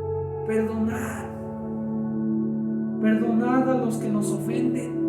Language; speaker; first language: Spanish; native; Spanish